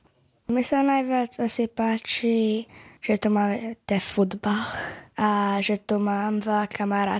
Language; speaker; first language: Slovak; early bilingual, heritage; Slovak